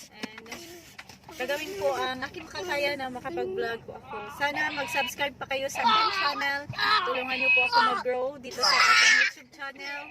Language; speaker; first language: Filipino; non-native, local second language; Cebuano